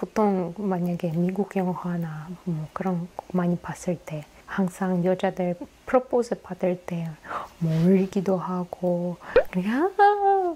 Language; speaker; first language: Korean; non-native, fluent; Russian